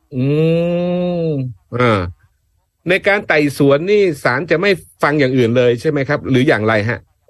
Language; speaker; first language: Thai; native; Thai